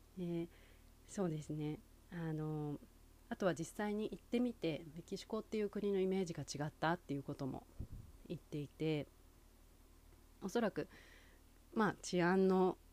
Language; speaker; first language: Japanese; native; Japanese